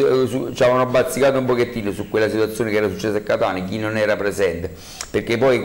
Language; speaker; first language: Italian; native; Italian